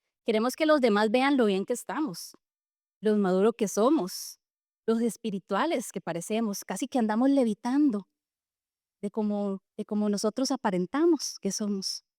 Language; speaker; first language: Spanish; native; Spanish